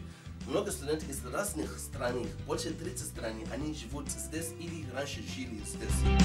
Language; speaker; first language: Russian; non-native, learner; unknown